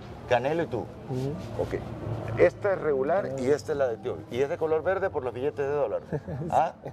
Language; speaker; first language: Spanish; native; Spanish